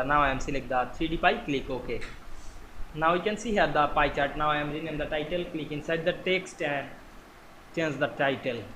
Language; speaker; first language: English; non-native, learner; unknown